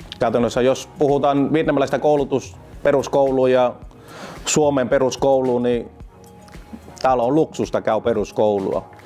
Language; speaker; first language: Finnish; early bilingual, other home language; Vietnamese